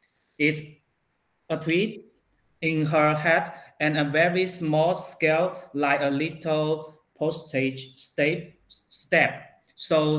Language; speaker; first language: English; non-native, learner; Chinese